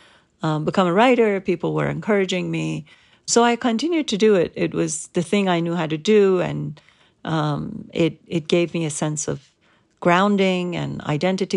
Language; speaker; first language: English; non-native, fluent; Persian